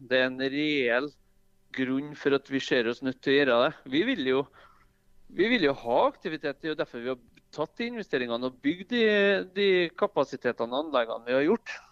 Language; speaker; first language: Norwegian; native; Norwegian